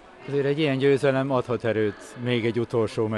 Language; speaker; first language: Hungarian; native; Hungarian